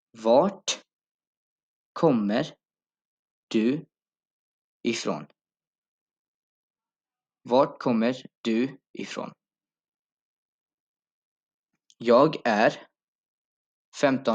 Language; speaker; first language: Swedish; non-native, fluent; Urdu